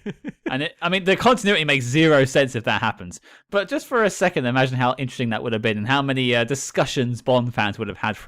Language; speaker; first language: English; native; English